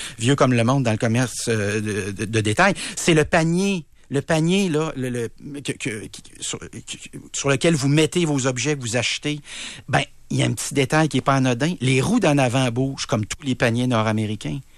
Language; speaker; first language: French; native; French